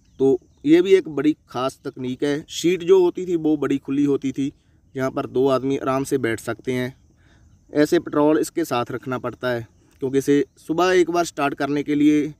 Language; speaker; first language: Hindi; non-native, local second language; Punjabi